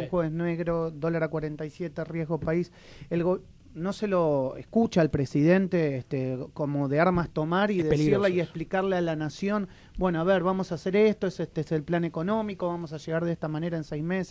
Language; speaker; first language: Spanish; native; Spanish